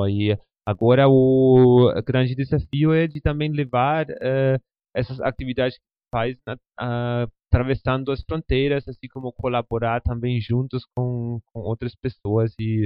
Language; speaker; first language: Portuguese; non-native, fluent; Spanish